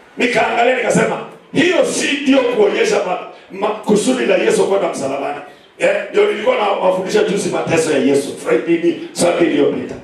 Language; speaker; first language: Swahili; non-native, local second language; Kamba